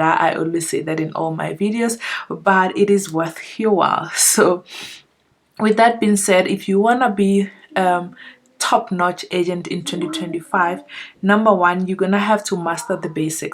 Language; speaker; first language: English; non-native, local second language; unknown